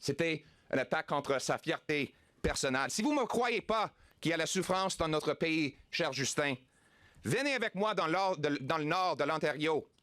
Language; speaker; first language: French; non-native, local second language; English